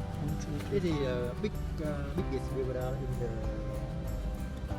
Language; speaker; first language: English; non-native, learner; Vietnamese